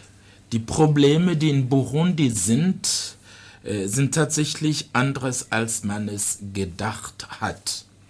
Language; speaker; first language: German; non-native, fluent; Rundi